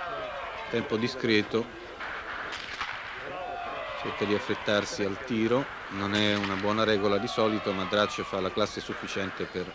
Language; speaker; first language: Italian; native; Italian